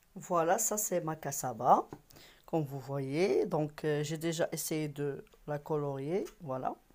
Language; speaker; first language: French; non-native, local second language; Arabic